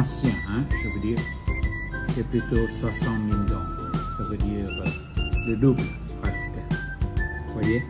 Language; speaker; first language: French; non-native, fluent; Vietnamese